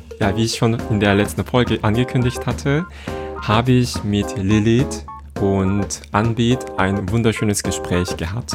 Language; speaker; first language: German; non-native, fluent; Korean